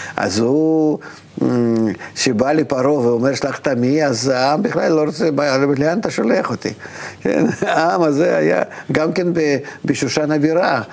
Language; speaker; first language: Hebrew; non-native, fluent; Russian